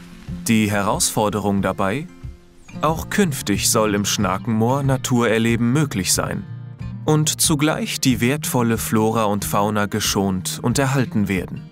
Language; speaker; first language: German; native; German